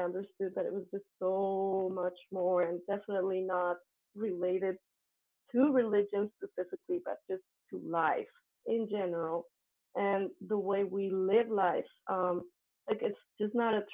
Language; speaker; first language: English; non-native, fluent; Spanish